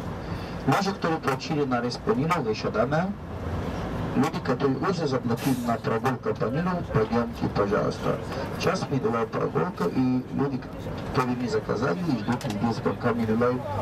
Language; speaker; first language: Russian; non-native, learner; Arabic